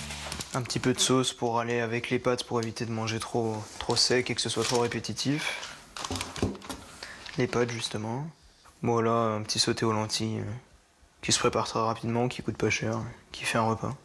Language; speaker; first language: French; native; French